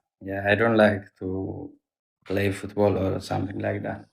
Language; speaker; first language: English; non-native, learner; Amharic